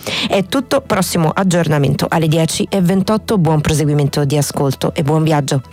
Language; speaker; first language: Italian; native; Italian